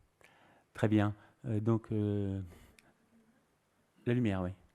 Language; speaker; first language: French; native; French